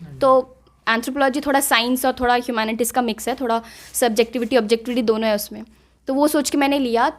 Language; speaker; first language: Hindi; non-native, local second language; Assamese